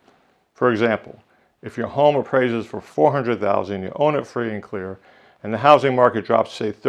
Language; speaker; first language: English; native; English